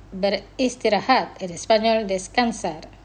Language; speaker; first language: Spanish; non-native, fluent; Indonesian